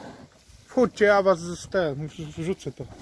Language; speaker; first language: Polish; native; Polish